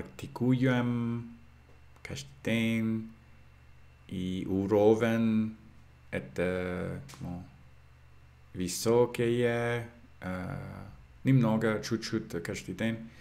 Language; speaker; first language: Russian; non-native, learner; English